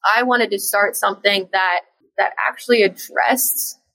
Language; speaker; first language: English; native; English